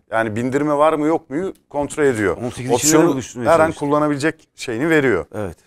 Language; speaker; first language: Turkish; native; Turkish